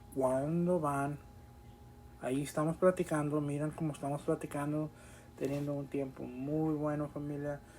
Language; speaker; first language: Spanish; early bilingual, other home language; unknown